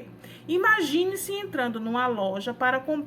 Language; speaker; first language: Portuguese; native; Portuguese